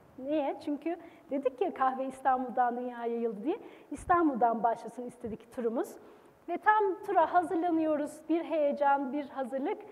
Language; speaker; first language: Turkish; native; Turkish